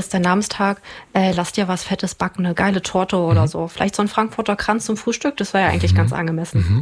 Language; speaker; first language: German; native; German